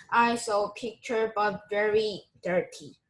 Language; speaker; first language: English; non-native, learner; Korean